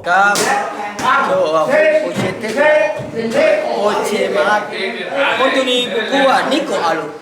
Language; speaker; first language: Japanese; non-native, learner; Thai